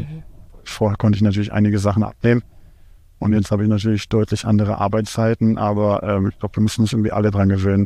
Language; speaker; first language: German; native; German